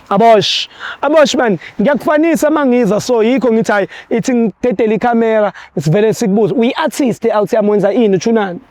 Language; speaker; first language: Zulu; native; Zulu